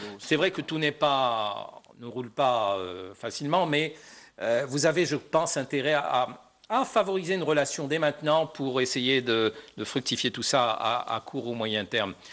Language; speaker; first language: French; non-native, local second language; Arabic